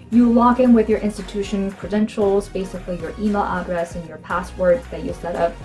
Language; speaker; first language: English; non-native, fluent; Korean